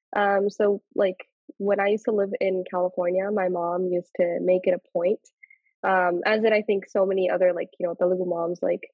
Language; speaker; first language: English; early bilingual, other home language; Telugu